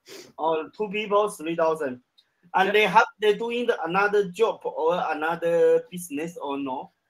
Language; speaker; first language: English; non-native, learner; Chinese